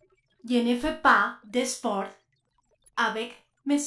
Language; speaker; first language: French; non-native, learner; Spanish